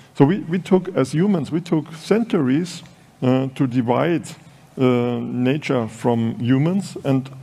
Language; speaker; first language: English; non-native, fluent; German